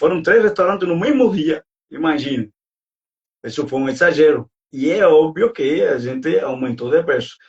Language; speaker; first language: Portuguese; non-native, fluent; Spanish